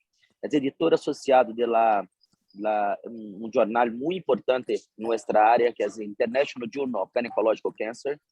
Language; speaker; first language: Spanish; non-native, fluent; Portuguese